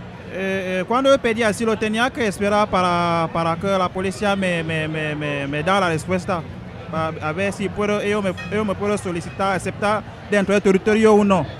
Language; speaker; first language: Spanish; non-native, learner; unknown